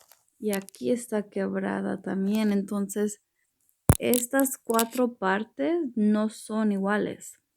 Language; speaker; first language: Spanish; early bilingual, heritage; Spanish